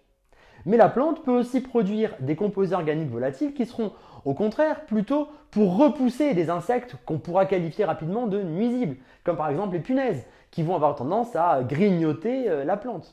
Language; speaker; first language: French; native; French